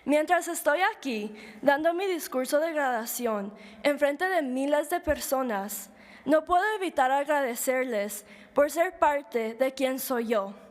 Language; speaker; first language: Spanish; early bilingual, heritage; Spanish